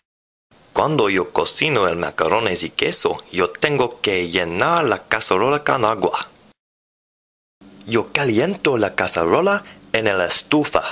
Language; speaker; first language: Spanish; non-native, learner; English